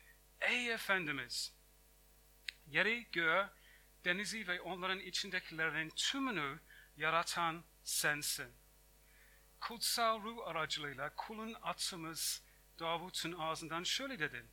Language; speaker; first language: Turkish; non-native, fluent; English